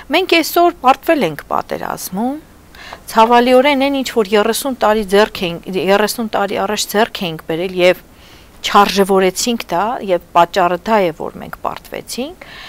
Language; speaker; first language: Armenian; native; Armenian